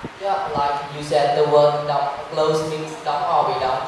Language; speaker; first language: English; non-native, learner; Vietnamese